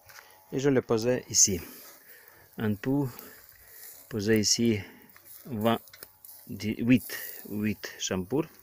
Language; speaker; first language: French; non-native, learner; Ukrainian